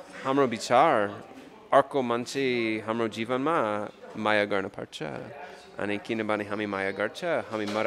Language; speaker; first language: Nepali; non-native, learner; English